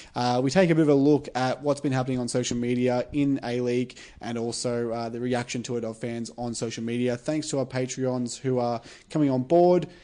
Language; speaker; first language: English; native; English